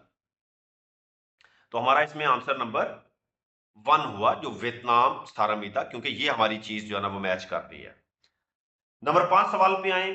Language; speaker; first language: Urdu; non-native, local second language; Punjabi